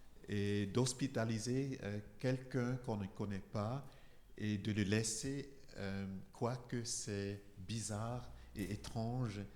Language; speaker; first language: French; non-native, fluent; Igbo